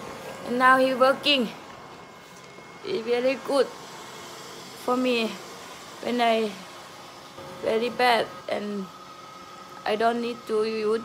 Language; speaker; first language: English; non-native, learner; Thai